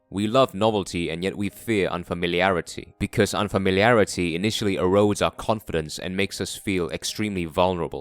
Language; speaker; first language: English; non-native, fluent; Korean